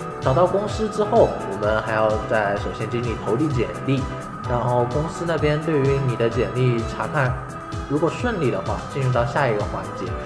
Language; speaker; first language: Chinese; native; Chinese